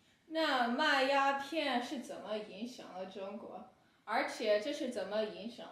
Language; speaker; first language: Chinese; non-native, learner; English